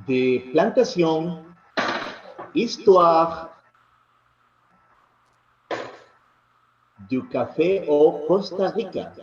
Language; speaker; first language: French; non-native, learner; Spanish